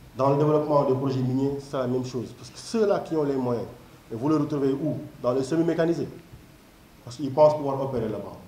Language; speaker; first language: French; non-native, local second language; Wolof